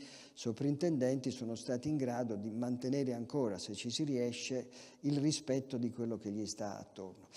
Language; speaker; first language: Italian; native; Italian